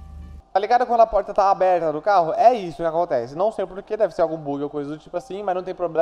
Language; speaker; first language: Portuguese; native; Portuguese